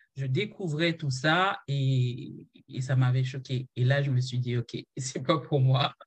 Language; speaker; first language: French; non-native, local second language; Haitian Creole